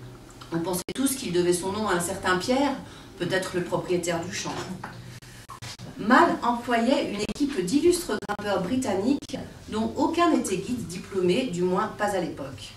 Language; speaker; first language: French; native; French